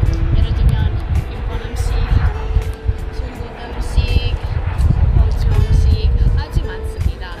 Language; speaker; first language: Korean; non-native, learner; English